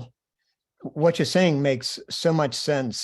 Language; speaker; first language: English; native; English